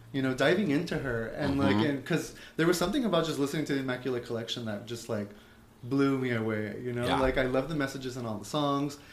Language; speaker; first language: English; native; English